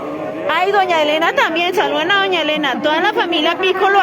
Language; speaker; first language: Spanish; native; Spanish